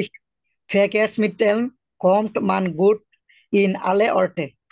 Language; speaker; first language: German; non-native, learner; Bangla